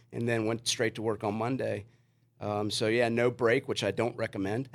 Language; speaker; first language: English; native; English